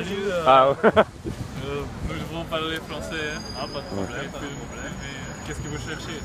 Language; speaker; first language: French; non-native, learner; Dutch